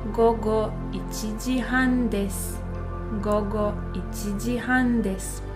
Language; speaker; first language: Japanese; non-native, fluent; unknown